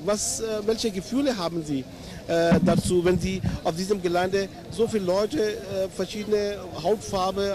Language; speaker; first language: German; non-native, fluent; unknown